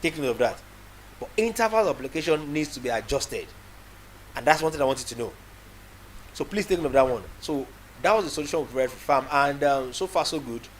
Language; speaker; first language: English; non-native, local second language; Yoruba